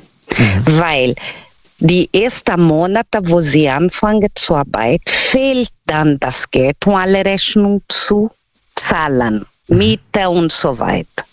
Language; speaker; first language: German; non-native, learner; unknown